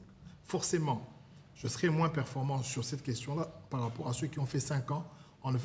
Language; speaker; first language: French; non-native, local second language; Lingala